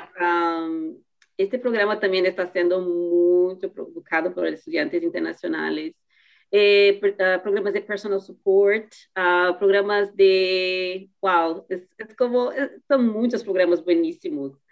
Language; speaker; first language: Spanish; non-native, fluent; Portuguese